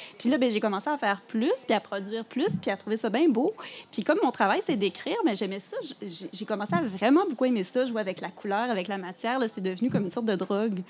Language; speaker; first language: French; native; French